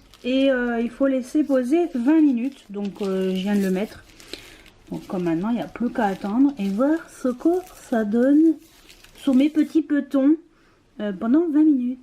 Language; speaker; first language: French; native; French